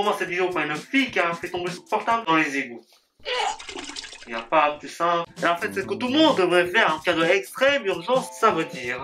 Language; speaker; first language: French; native; French